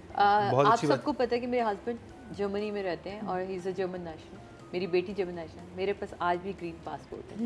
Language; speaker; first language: Urdu; native; Urdu